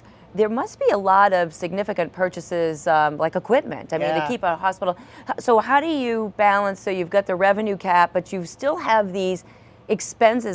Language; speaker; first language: English; native; English